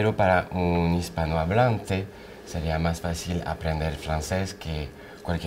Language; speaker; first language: Spanish; non-native, fluent; French